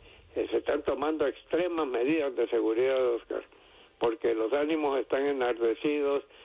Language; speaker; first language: Spanish; native; Spanish